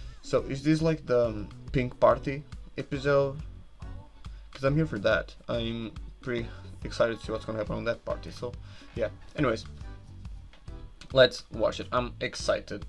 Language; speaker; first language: English; non-native, fluent; Portuguese